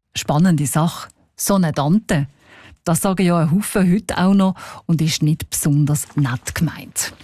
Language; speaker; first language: German; native; German